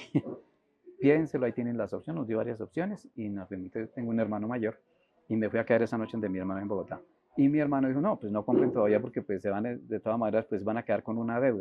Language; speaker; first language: Spanish; native; Spanish